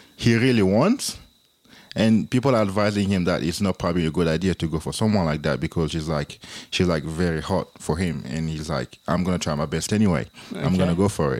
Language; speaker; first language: English; non-native, local second language; French